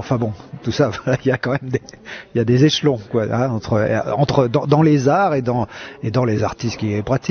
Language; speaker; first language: French; native; French